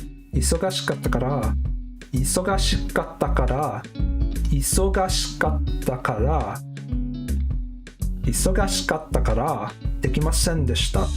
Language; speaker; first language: Japanese; non-native, learner; English